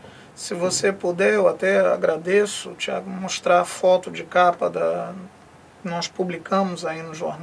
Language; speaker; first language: Portuguese; native; Portuguese